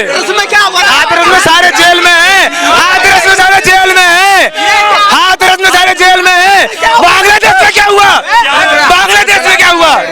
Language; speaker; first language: Hindi; native; Hindi